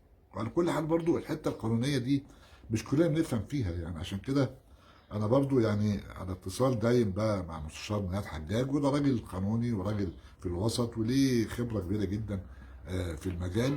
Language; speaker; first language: Arabic; native; Arabic